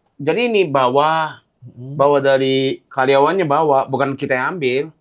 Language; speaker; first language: Indonesian; non-native, fluent; Japanese